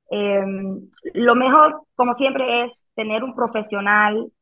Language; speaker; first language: Spanish; early bilingual, heritage; Spanish